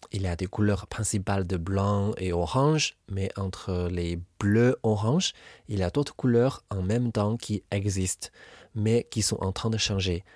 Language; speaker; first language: French; non-native, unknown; Chinese